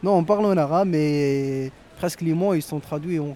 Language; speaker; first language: French; non-native, local second language; Arabic